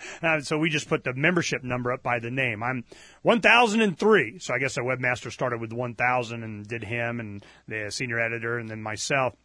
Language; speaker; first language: English; native; English